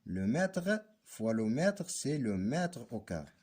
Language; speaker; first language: French; non-native, local second language; Arabic